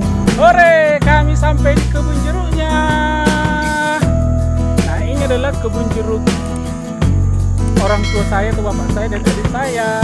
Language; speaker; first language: Indonesian; non-native, local second language; Batak Toba